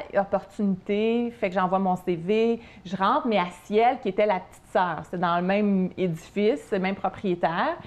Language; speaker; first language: French; native; French